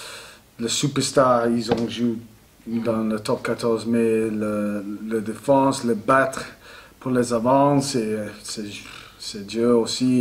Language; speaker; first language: French; non-native, learner; English